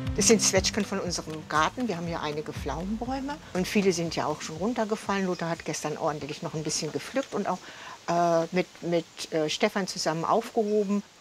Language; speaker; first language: German; native; German